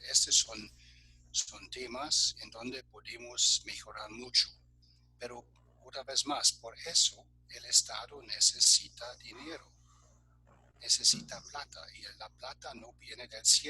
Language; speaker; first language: Spanish; non-native, fluent; German